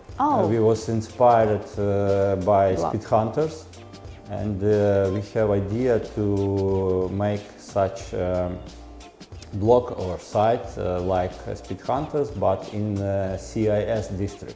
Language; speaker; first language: English; non-native, learner; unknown